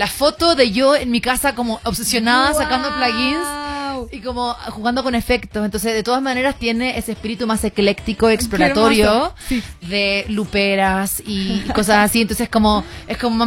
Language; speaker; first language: Spanish; native; Spanish